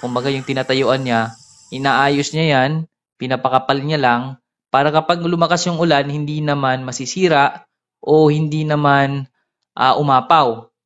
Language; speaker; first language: Filipino; non-native, local second language; Cebuano